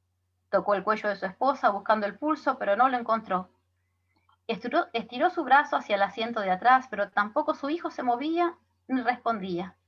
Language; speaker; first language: Spanish; native; Spanish